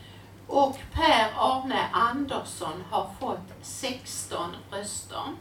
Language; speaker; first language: Swedish; native; Swedish